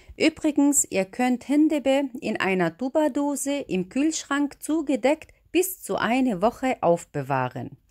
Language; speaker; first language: German; non-native, fluent; Arabic